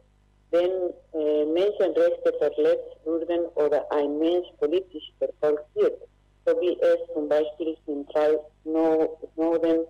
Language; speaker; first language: German; non-native, learner; Spanish